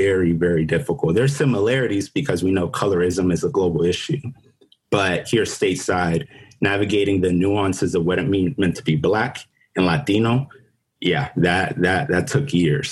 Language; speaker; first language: English; non-native, fluent; Spanish